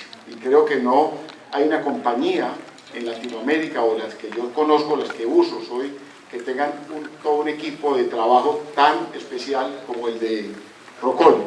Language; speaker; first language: Spanish; native; Spanish